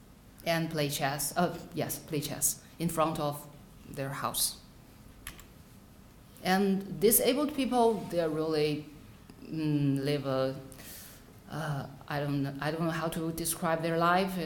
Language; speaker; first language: English; non-native, fluent; Chinese